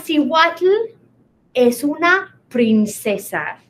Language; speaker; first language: Spanish; non-native, fluent; English